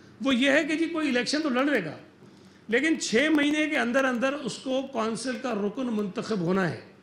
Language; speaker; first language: Urdu; native; Urdu